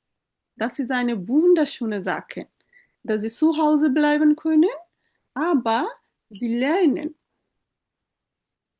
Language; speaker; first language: German; non-native, fluent; Bangla